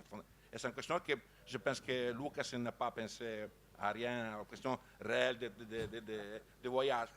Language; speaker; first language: French; non-native, learner; Italian